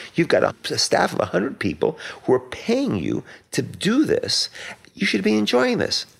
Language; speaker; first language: English; native; English